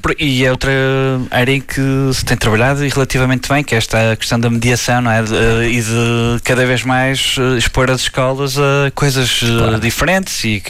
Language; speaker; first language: Portuguese; native; Portuguese